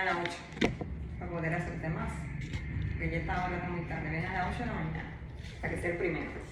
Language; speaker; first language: Spanish; native; Spanish